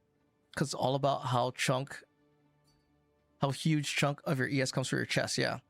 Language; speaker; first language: English; native; English